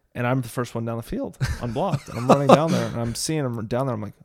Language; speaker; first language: English; native; English